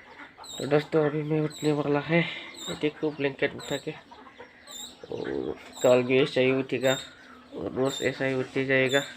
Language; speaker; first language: Hindi; non-native, local second language; Bodo